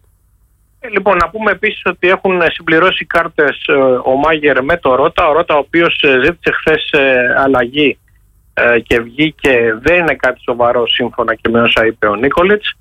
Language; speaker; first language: Greek; native; Greek